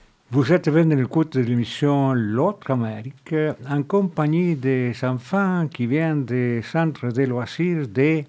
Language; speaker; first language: French; non-native, fluent; Spanish